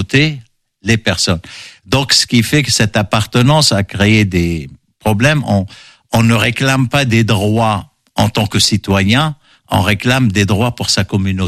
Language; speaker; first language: French; non-native, local second language; Arabic